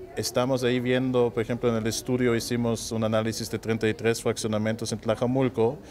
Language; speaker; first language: Spanish; non-native, fluent; German